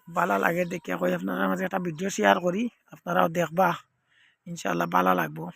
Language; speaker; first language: Bangla; non-native, local second language; Sylheti